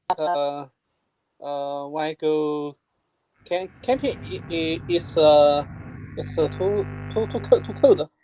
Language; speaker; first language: English; non-native, learner; Chinese